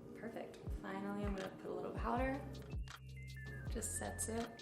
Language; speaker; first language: English; native; English